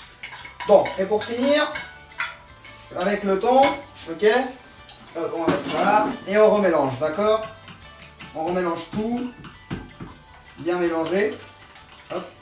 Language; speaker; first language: French; non-native, learner; Spanish